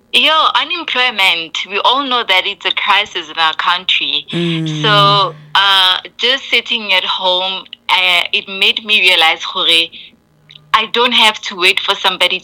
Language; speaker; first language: English; non-native, local second language; Tswana